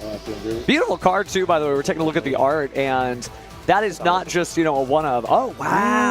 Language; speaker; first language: English; native; English